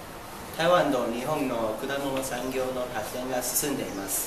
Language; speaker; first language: Japanese; non-native, learner; Chinese